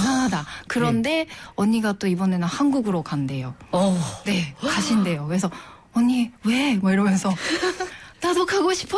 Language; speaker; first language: Korean; non-native, fluent; Japanese